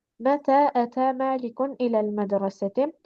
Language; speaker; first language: Arabic; non-native, learner; Albanian